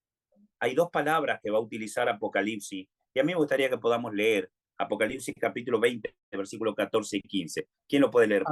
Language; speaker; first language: Spanish; native; Spanish